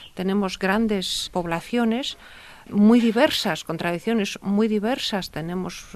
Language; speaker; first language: Spanish; early bilingual, heritage; Russian